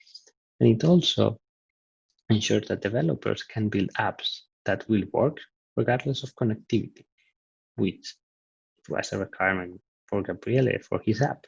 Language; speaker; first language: English; non-native, fluent; Italian